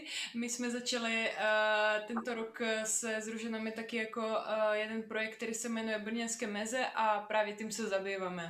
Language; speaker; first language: Czech; non-native, fluent; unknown